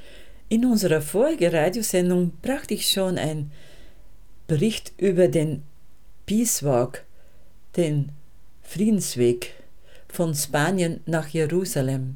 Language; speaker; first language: German; native; German